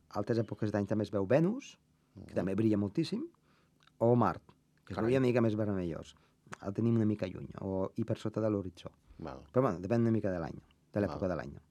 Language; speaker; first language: Catalan; native; Catalan